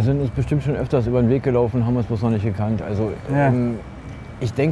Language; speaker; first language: German; native; German